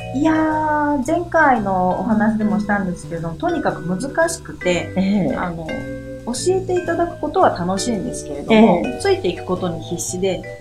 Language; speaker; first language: Japanese; native; Japanese